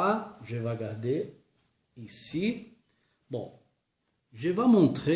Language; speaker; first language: French; non-native, learner; Portuguese